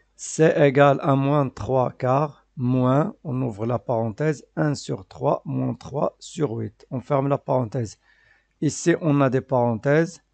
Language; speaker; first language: French; non-native, local second language; Arabic